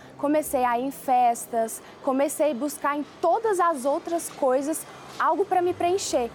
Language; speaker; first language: Portuguese; early bilingual, other home language; Chinese